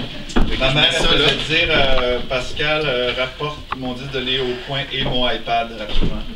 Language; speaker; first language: French; native; French